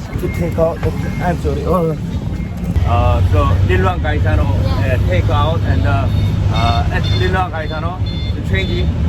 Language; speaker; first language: English; non-native, learner; Korean